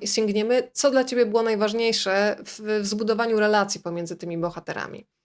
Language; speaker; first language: Polish; native; Polish